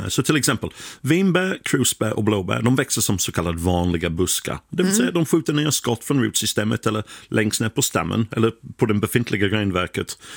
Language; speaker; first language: Swedish; non-native, fluent; English